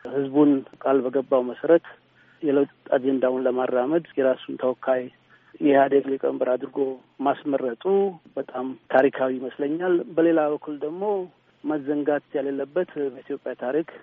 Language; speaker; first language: Amharic; non-native, local second language; Oromo